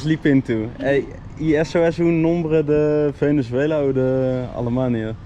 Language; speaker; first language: Spanish; non-native, learner; Dutch